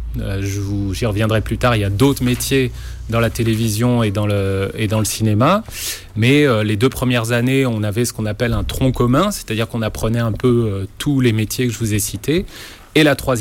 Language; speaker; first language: French; native; French